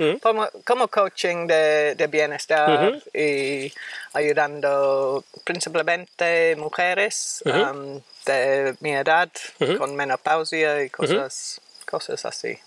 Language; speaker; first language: Spanish; non-native, fluent; English